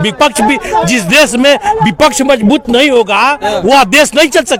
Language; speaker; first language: Hindi; native; Hindi